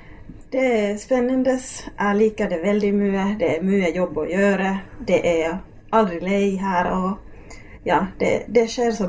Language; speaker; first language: Swedish; non-native, local second language; Finnish